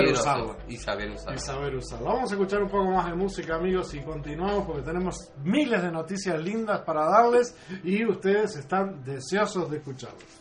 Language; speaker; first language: Spanish; native; Spanish